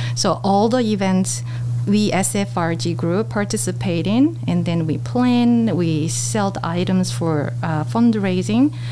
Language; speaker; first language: English; non-native, fluent; Korean